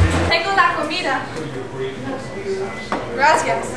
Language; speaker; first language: Spanish; non-native, learner; English